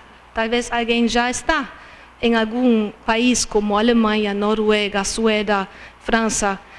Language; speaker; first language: Portuguese; non-native, fluent; German